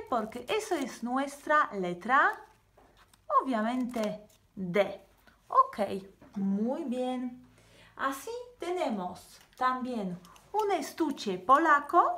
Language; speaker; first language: Spanish; non-native, fluent; Polish